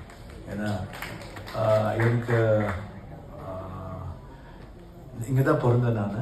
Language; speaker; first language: Tamil; non-native, local second language; Kannada